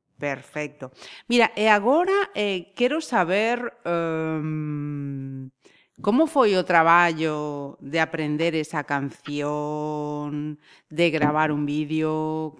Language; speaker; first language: Galician; native; Galician